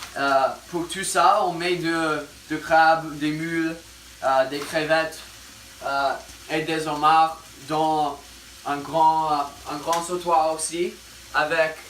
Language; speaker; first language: French; non-native, learner; English